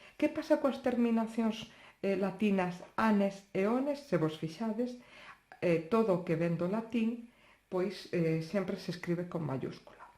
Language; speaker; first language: Galician; non-native, local second language; Spanish